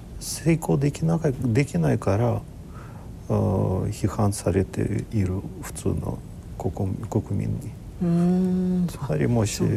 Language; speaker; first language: Japanese; non-native, fluent; Ukrainian